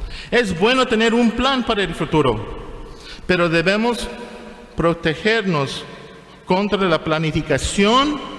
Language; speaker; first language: Spanish; non-native, fluent; English